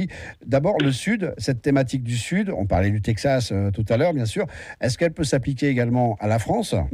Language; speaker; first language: French; native; French